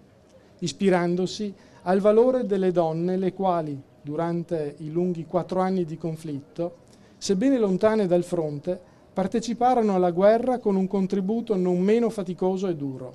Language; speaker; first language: Italian; native; Italian